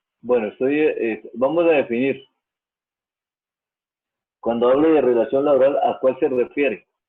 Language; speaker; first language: Spanish; native; Spanish